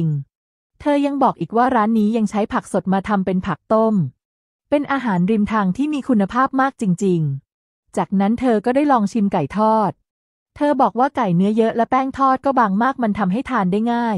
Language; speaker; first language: Thai; native; Thai